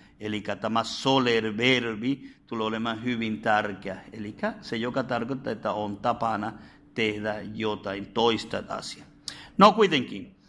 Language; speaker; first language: Finnish; non-native, fluent; Spanish